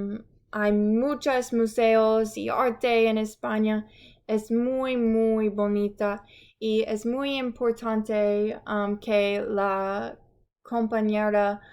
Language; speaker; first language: Spanish; non-native, learner; English